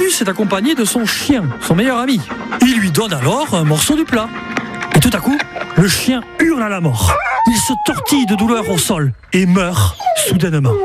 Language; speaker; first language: French; native; French